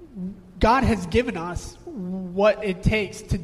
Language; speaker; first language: English; native; English